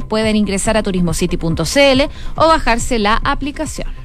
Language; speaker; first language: Spanish; native; Spanish